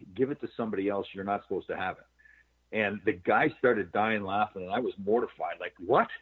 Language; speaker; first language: English; native; English